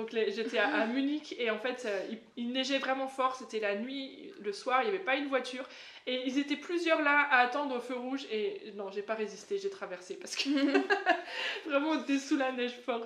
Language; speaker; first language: French; native; French